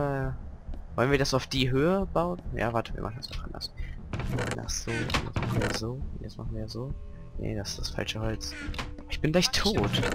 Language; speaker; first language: German; native; German